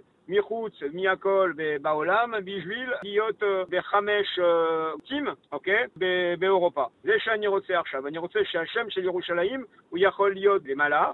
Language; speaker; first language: Hebrew; non-native, learner; French